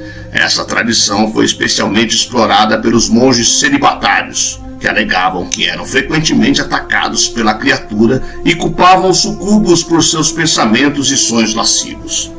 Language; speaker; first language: Portuguese; native; Portuguese